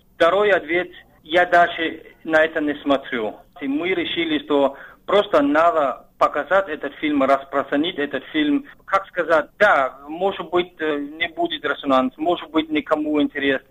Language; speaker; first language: Russian; non-native, fluent; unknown